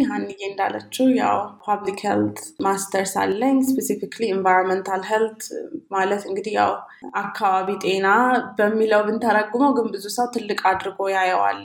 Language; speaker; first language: Amharic; native; Amharic